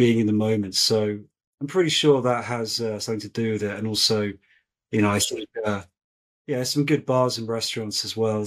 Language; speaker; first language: English; native; English